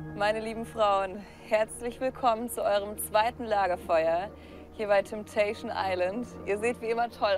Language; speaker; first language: German; native; German